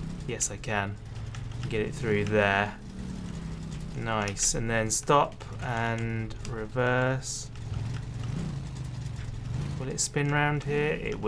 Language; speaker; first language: English; native; English